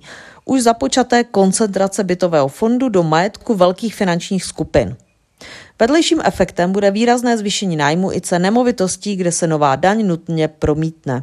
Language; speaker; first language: Czech; native; Czech